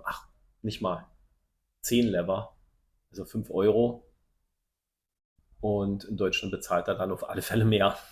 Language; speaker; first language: German; native; German